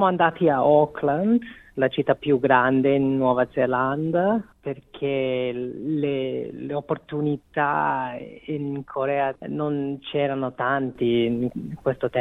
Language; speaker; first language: Italian; non-native, fluent; Korean